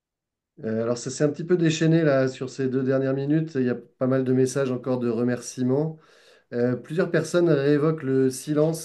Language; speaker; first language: French; native; French